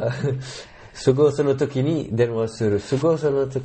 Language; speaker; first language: Japanese; non-native, learner; Arabic